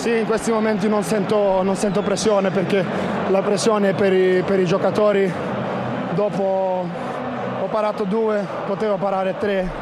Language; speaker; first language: Italian; non-native, learner; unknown